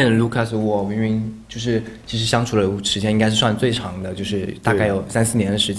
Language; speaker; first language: Chinese; native; Chinese